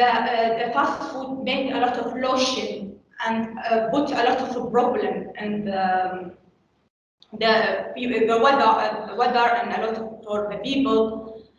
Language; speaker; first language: English; non-native, learner; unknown